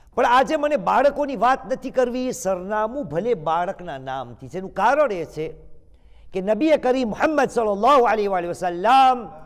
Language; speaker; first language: Gujarati; early bilingual, heritage; Gujarati